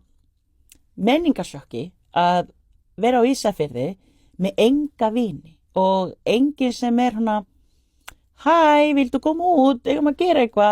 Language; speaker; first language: Icelandic; non-native, fluent; Spanish